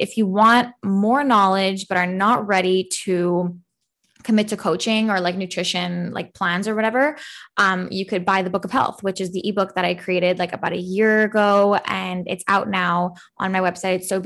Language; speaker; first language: English; native; English